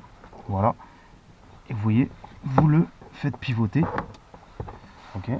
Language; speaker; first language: French; native; French